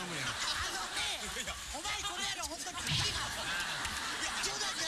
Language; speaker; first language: Japanese; native; Japanese